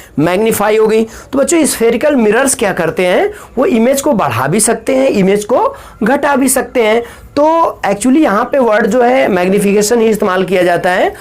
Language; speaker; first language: Hindi; native; Hindi